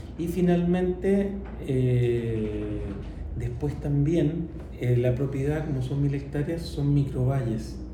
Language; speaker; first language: Spanish; native; Spanish